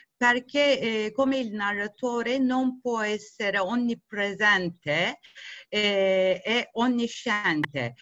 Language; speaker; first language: Italian; non-native, learner; Turkish